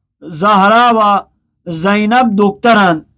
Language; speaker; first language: Persian; non-native, fluent; Urdu